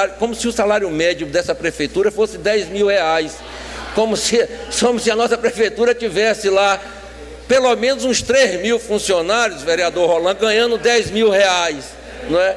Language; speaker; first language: Portuguese; native; Portuguese